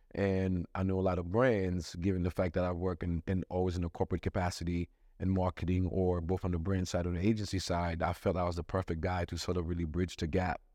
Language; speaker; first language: English; non-native, fluent; Haitian Creole